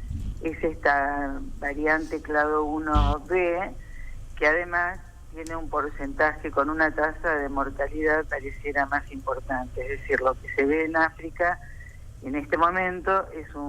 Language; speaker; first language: Spanish; native; Spanish